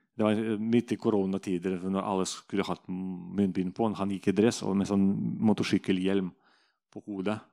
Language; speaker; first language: Norwegian; non-native, fluent; Russian